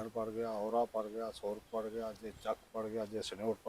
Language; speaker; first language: Hindi; non-native, local second language; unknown